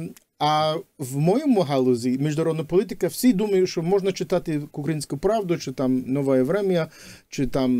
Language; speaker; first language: Ukrainian; early bilingual, heritage; Ukrainian